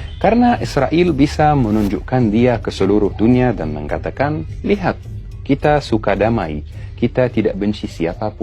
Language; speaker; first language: Indonesian; non-native, fluent; Arabic